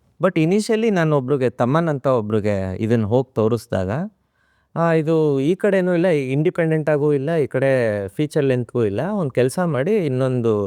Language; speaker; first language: Kannada; native; Kannada